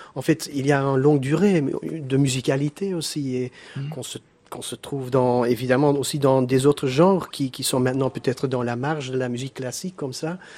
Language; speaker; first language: French; native; French